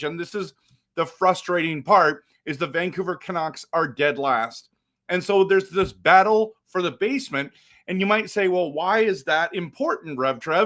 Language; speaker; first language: English; native; English